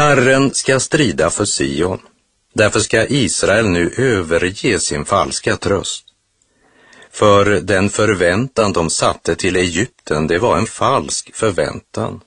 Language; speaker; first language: Swedish; native; Swedish